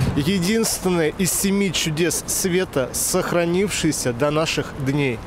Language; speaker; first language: Russian; native; Russian